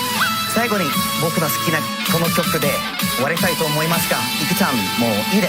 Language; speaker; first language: Japanese; non-native, fluent; English